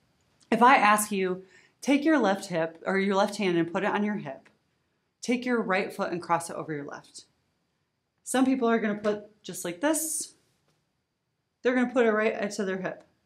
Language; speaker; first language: English; native; English